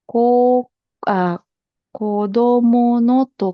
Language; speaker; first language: Japanese; non-native, fluent; Filipino